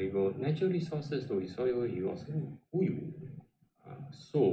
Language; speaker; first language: Korean; non-native, learner; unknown